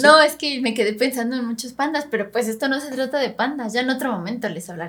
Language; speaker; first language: Spanish; native; Spanish